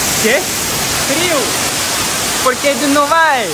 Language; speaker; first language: Portuguese; early bilingual, heritage; English